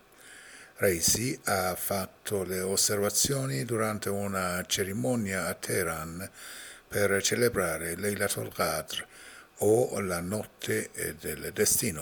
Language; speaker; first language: Italian; non-native, fluent; Persian